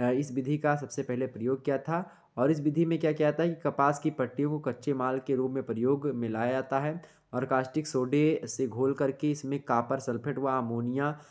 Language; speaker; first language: Hindi; native; Hindi